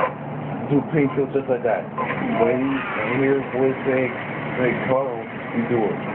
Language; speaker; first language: English; native; English